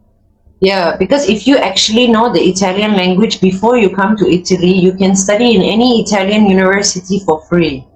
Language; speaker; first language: English; non-native, fluent; Italian